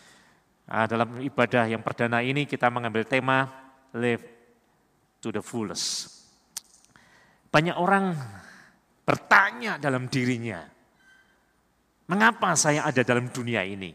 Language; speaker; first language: Indonesian; native; Indonesian